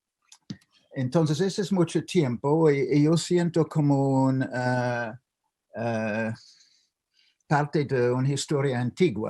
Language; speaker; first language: Spanish; non-native, fluent; English